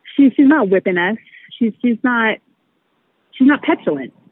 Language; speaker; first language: English; native; English